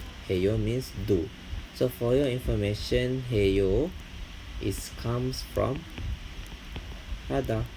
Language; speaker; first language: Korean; non-native, fluent; Malay